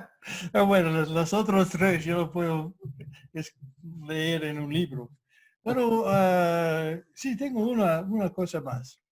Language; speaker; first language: Spanish; non-native, fluent; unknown